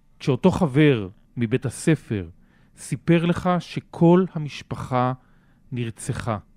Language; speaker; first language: Hebrew; native; Hebrew